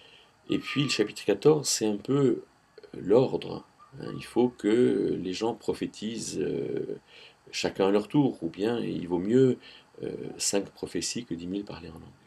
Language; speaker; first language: French; native; French